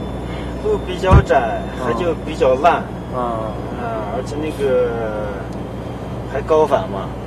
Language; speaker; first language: Chinese; native; Chinese